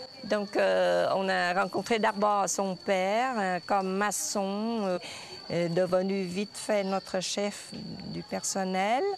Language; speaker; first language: French; non-native, fluent; Vietnamese